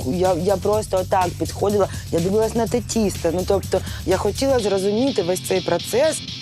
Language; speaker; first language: Ukrainian; native; Ukrainian